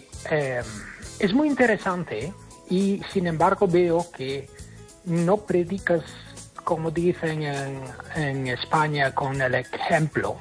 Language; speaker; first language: Spanish; non-native, fluent; English